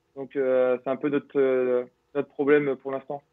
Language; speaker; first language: French; native; French